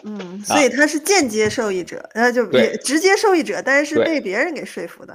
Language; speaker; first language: Chinese; native; Chinese